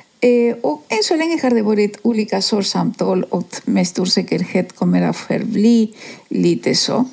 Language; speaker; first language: Swedish; non-native, fluent; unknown